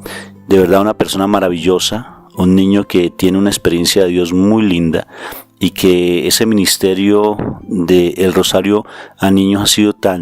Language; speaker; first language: Spanish; native; Spanish